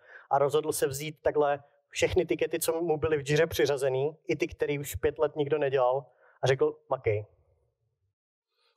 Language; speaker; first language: Czech; native; Czech